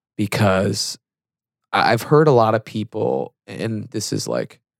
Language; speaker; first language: English; native; English